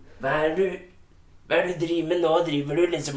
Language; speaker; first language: Norwegian; native; Norwegian